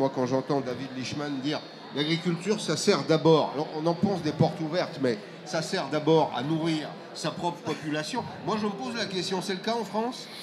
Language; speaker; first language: French; native; French